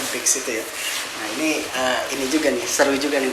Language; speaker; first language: Indonesian; native; Indonesian